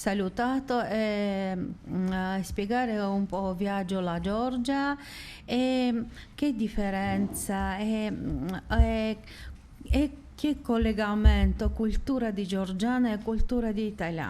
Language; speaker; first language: Italian; non-native, learner; Georgian